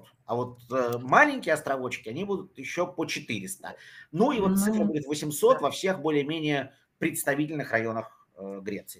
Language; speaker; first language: Russian; native; Russian